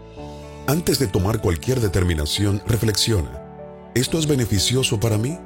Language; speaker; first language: Spanish; native; Spanish